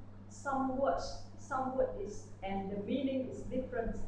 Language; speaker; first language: English; non-native, learner; Vietnamese